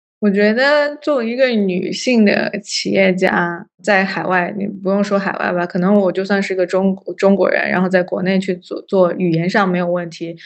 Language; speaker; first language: Chinese; native; Chinese